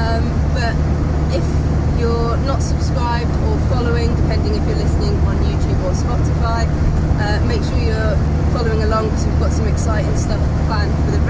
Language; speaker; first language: English; native; English